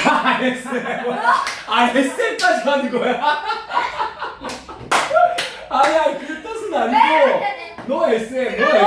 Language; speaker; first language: Japanese; non-native, learner; Korean